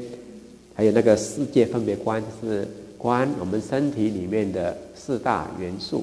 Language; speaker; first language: Chinese; native; Chinese